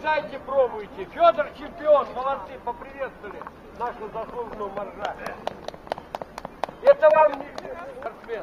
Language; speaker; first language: Russian; native; Russian